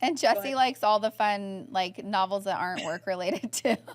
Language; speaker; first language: English; native; English